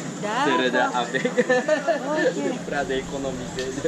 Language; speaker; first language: French; non-native, learner; Japanese